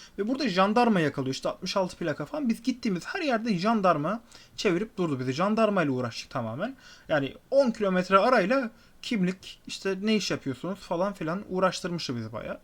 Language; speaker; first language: Turkish; native; Turkish